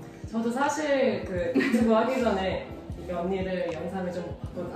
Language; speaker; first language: Korean; early bilingual, heritage; Korean